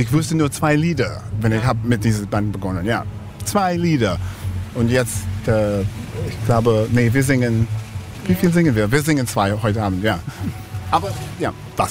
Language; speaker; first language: German; non-native, learner; English